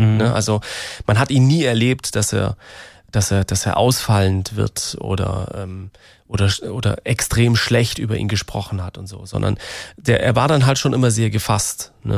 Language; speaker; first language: German; native; German